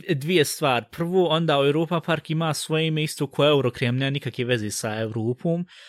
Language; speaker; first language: Bosnian; early bilingual, heritage; Bosnian